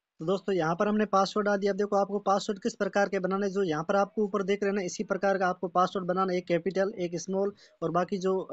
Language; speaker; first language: Hindi; native; Hindi